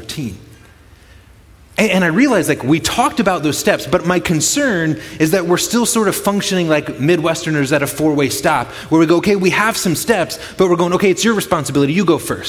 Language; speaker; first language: English; native; English